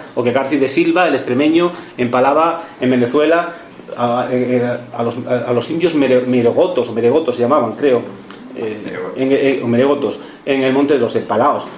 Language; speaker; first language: Spanish; native; Spanish